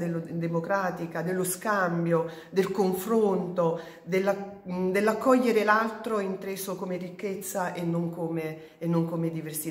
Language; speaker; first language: Italian; native; Italian